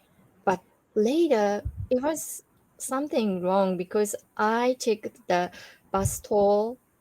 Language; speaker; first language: English; non-native, learner; Japanese